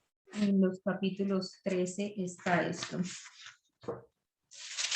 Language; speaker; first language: Spanish; native; Spanish